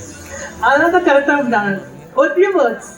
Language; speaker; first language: Tamil; native; Tamil